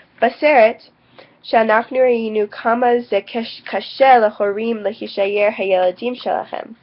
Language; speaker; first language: Hebrew; non-native, learner; English